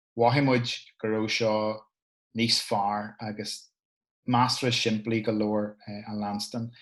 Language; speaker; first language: Irish; non-native, local second language; English